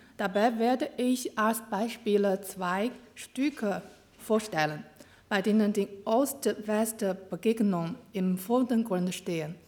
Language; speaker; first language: German; non-native, learner; Chinese